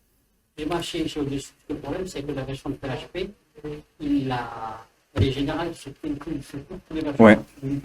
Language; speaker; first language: French; native; French